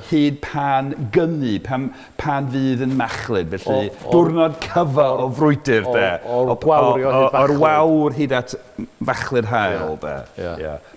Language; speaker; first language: Welsh; non-native, fluent; English